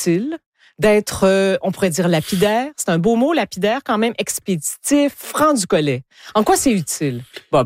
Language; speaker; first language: French; native; French